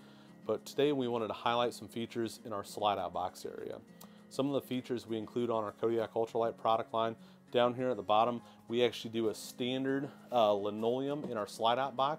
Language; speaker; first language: English; native; English